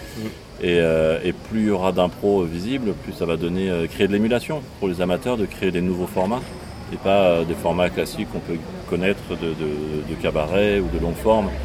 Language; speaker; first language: French; native; French